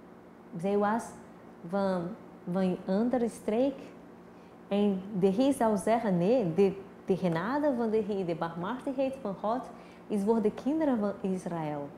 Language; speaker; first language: Dutch; non-native, fluent; Portuguese